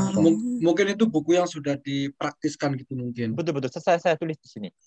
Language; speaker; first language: Indonesian; non-native, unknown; Korean